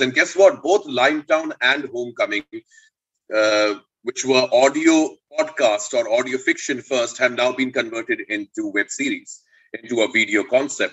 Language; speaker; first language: English; non-native, local second language; Hindi